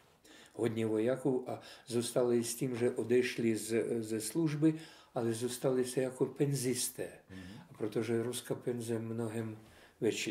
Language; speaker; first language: Czech; non-native, fluent; Russian